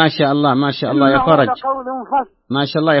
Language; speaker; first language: Arabic; native; Arabic